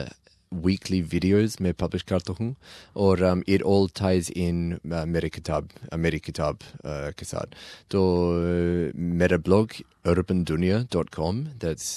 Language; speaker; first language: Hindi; non-native, learner; English